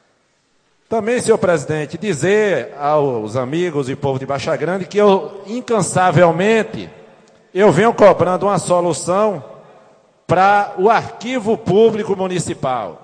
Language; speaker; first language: Portuguese; native; Portuguese